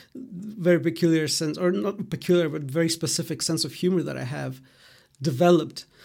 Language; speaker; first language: English; non-native, fluent; Greek